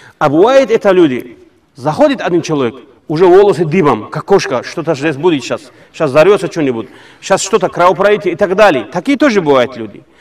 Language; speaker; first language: Russian; non-native, local second language; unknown